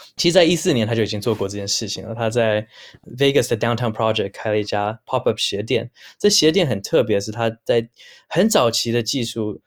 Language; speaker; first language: Chinese; early bilingual, heritage; Chinese